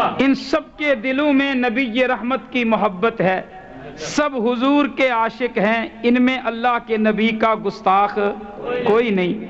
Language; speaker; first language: Urdu; non-native, local second language; Punjabi